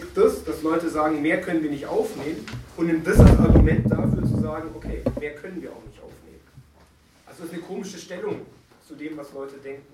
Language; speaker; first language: German; native; German